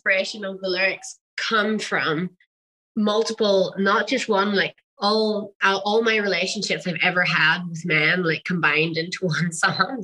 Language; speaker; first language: English; native; English